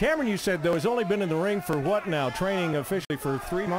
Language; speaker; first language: English; native; English